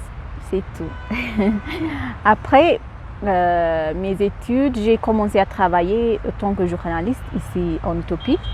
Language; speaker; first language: French; non-native, fluent; Amharic